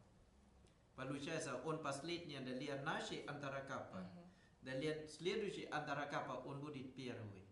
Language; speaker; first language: Russian; non-native, learner; Thai